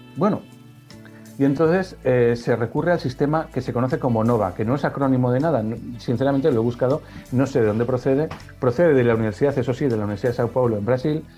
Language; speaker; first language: Spanish; native; Spanish